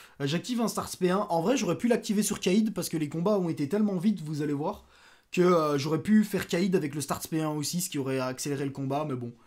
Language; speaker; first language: French; native; French